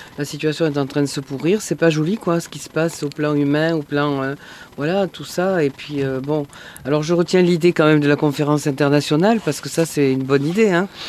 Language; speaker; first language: French; native; French